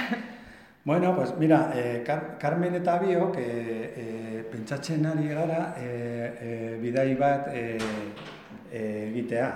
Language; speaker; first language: Basque; non-native, learner; Spanish